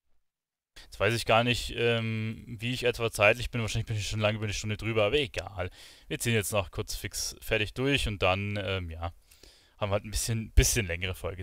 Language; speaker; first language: German; native; German